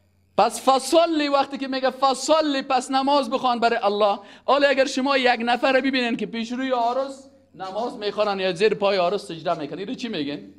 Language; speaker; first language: Persian; native; Persian